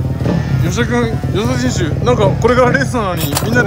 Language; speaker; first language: Japanese; native; Japanese